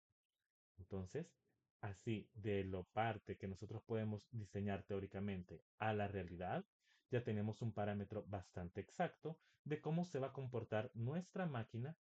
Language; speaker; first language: Spanish; native; Spanish